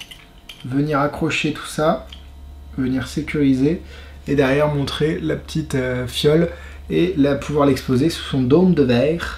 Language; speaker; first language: French; native; French